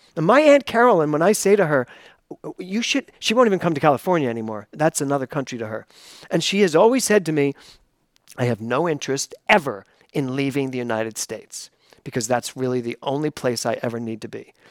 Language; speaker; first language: English; native; English